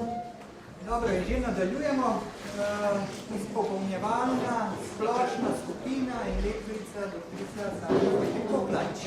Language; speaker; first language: Slovenian; native; Slovenian